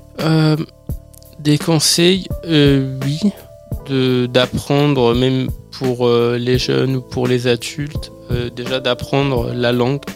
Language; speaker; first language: French; early bilingual, other home language; Persian